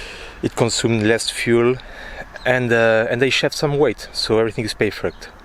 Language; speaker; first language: English; non-native, fluent; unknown